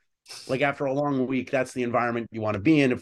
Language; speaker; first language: English; native; English